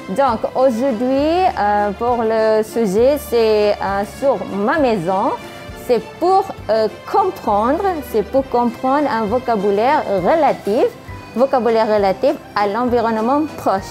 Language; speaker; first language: French; non-native, fluent; Malay